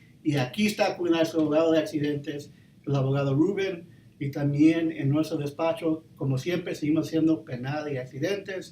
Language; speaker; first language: Spanish; early bilingual, heritage; Spanish